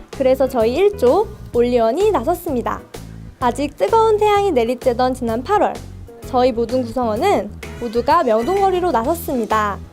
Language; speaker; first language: Korean; native; Korean